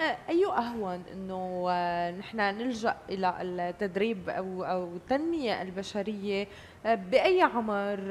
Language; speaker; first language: Arabic; native; Arabic